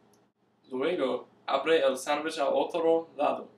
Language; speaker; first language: Spanish; non-native, learner; English